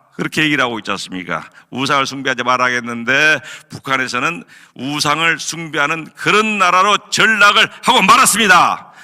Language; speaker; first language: Korean; native; Korean